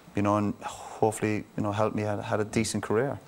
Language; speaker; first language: English; native; English